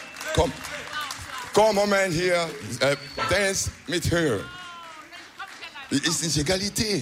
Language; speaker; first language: English; non-native, learner; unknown